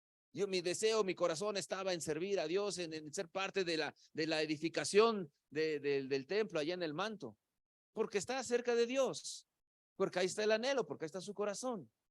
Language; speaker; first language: Spanish; native; Spanish